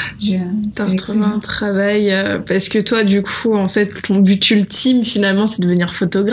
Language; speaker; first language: French; native; French